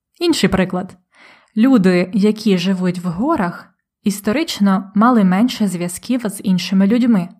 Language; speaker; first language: Ukrainian; native; Ukrainian